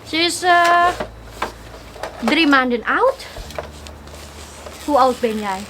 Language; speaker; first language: Dutch; non-native, learner; Indonesian